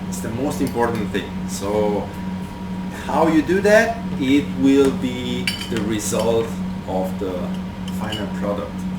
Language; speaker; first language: English; non-native, fluent; Italian